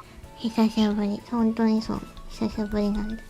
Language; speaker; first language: Japanese; native; Japanese